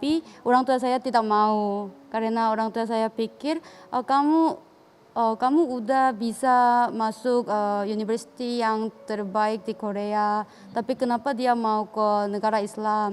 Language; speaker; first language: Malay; non-native, learner; Korean